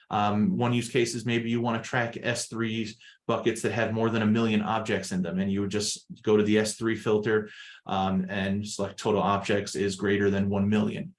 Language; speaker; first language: English; native; English